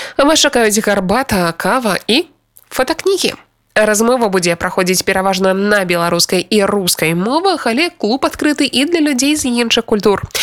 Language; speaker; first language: Belarusian; native; Belarusian